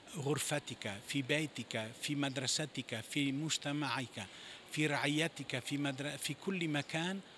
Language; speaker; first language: Arabic; non-native, fluent; Italian